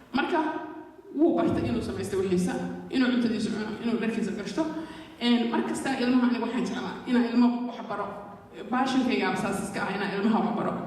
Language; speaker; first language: Somali; native; Somali